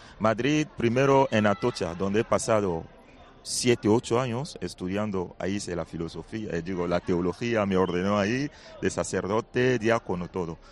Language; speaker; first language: Spanish; non-native, fluent; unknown